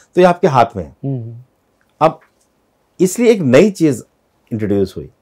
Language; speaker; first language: Hindi; native; Hindi